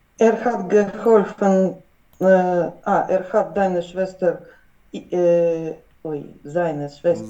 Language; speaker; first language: German; non-native, learner; Ukrainian